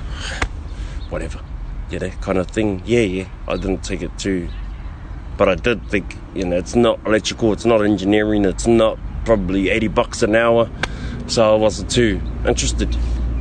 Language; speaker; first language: English; native; English